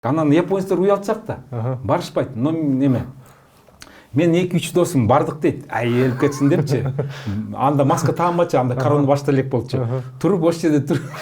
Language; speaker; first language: Kyrgyz; native; Kyrgyz